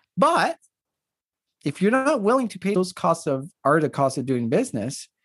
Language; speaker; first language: English; non-native, fluent; French